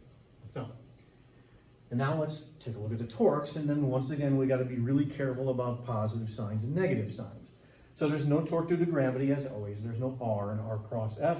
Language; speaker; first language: English; native; English